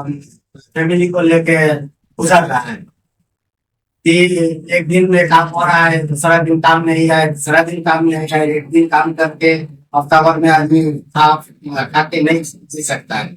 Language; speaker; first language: Hindi; non-native, local second language; Bangla